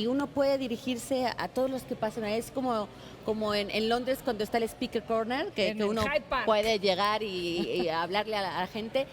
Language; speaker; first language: Spanish; native; Spanish